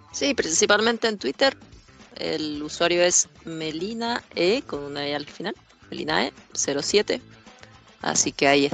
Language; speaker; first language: Spanish; native; Spanish